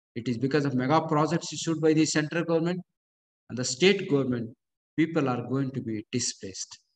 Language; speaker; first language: English; non-native, local second language; Kannada